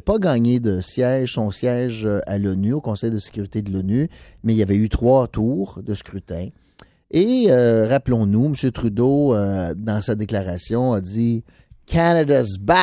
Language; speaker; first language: French; native; French